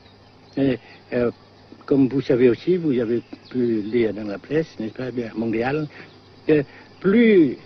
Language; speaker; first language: French; non-native, fluent; Vietnamese